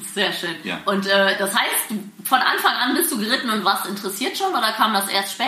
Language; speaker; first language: German; native; German